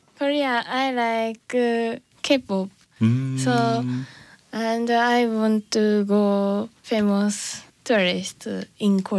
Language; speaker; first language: English; non-native, learner; Japanese